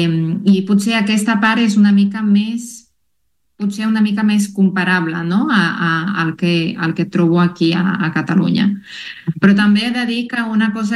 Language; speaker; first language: Catalan; non-native, fluent; Spanish